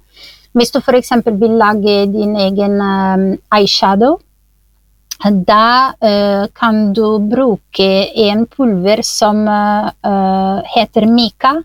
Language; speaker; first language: Norwegian; non-native, fluent; Italian